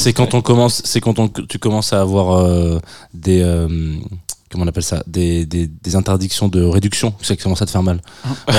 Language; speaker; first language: French; native; French